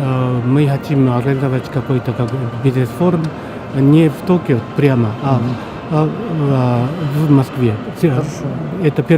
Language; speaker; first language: Russian; non-native, fluent; Japanese